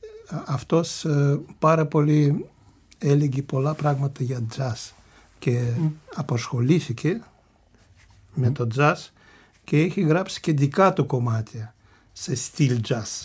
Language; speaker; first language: Greek; non-native, fluent; Russian